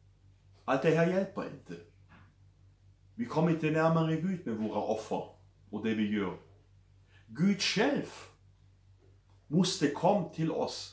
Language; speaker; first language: Swedish; non-native, fluent; German